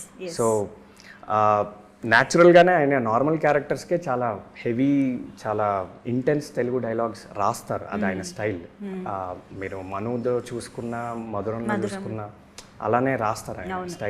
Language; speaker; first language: Telugu; native; Telugu